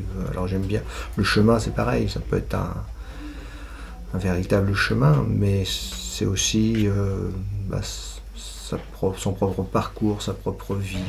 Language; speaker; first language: French; native; French